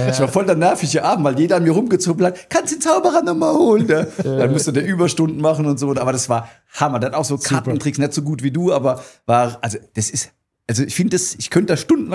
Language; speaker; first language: German; native; German